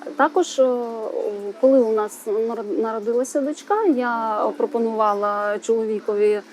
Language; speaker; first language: Ukrainian; non-native, fluent; Russian